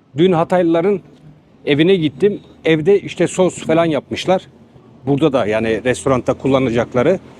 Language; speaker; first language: Turkish; native; Turkish